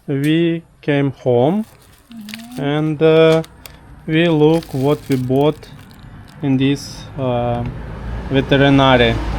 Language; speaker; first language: English; non-native, learner; Russian